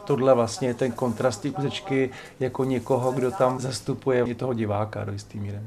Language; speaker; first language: Czech; native; Czech